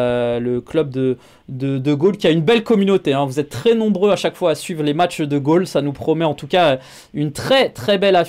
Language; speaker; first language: French; native; French